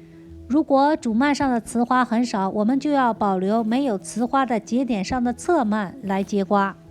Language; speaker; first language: Chinese; native; Chinese